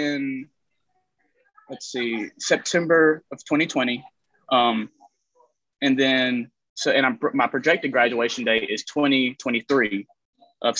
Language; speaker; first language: English; native; English